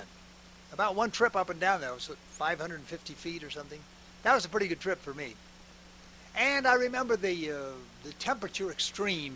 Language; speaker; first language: English; native; English